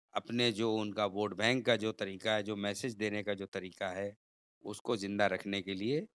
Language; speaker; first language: Hindi; native; Hindi